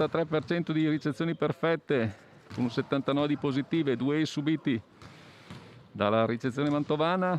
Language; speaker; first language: Italian; native; Italian